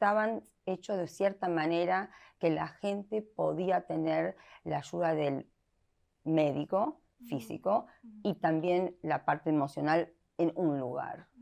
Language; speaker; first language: Spanish; early bilingual, heritage; Spanish